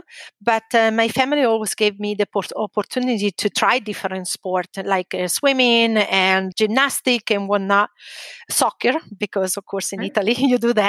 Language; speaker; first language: English; non-native, fluent; Italian